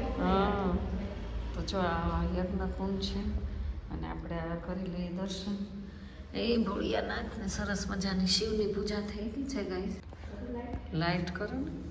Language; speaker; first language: Gujarati; native; Gujarati